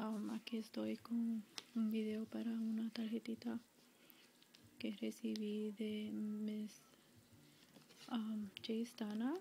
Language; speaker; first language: Spanish; early bilingual, heritage; Spanish